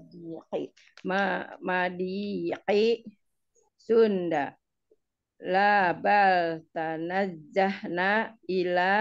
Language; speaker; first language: Arabic; non-native, learner; Indonesian